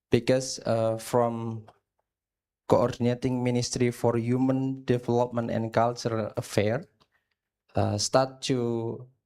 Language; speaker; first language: English; non-native, learner; Indonesian